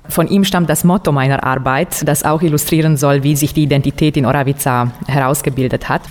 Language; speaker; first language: German; non-native, local second language; Romanian